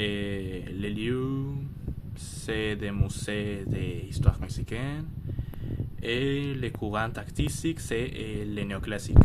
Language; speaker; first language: French; non-native, learner; Spanish